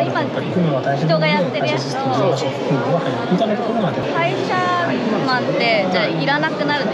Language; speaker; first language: Japanese; native; Japanese